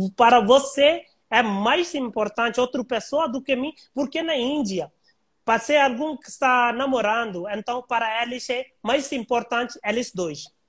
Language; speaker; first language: Portuguese; non-native, learner; Hindi